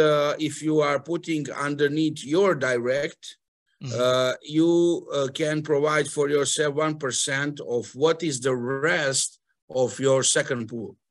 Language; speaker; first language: English; non-native, fluent; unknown